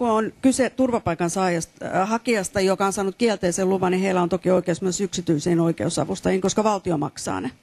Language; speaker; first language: Finnish; native; Finnish